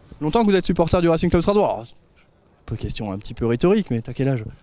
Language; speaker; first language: French; native; French